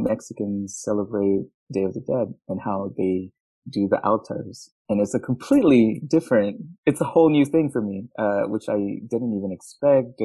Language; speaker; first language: English; non-native, local second language; Filipino